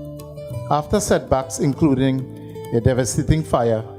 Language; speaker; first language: English; native; English